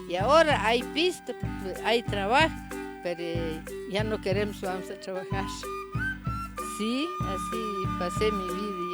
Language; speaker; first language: Spanish; non-native, local second language; Kaqchikel